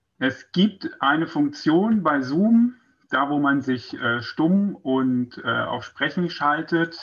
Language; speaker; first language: German; native; German